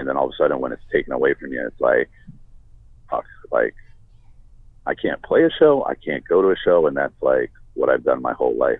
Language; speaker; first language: English; native; English